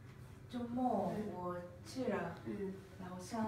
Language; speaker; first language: Chinese; non-native, learner; Japanese